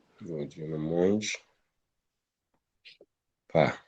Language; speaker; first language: French; non-native, fluent; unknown